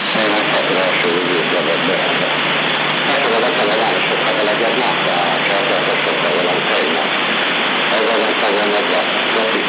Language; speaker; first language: Italian; native; Italian